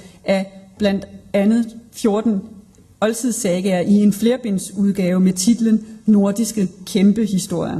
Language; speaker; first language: Danish; native; Danish